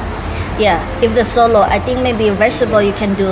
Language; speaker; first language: English; non-native, learner; Thai